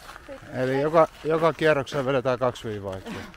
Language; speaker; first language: Finnish; native; Finnish